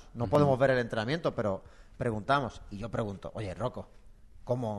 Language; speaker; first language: Spanish; native; Spanish